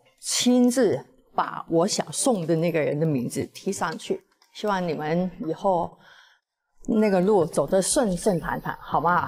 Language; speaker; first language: Chinese; non-native, local second language; Cantonese